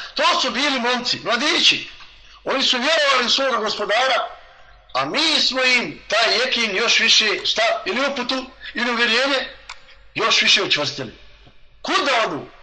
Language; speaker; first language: Bosnian; native; Bosnian